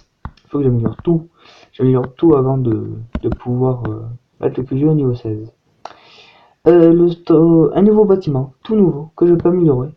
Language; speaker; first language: French; native; French